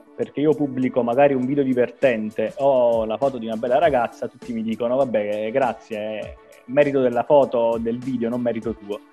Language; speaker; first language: Italian; native; Italian